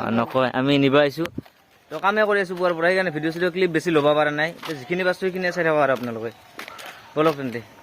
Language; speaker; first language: Assamese; native; Assamese